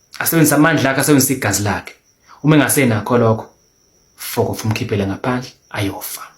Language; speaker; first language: Zulu; native; Zulu